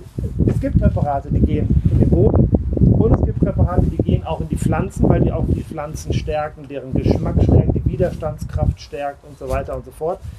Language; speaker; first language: German; native; German